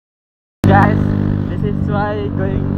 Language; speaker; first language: English; non-native, learner; Indonesian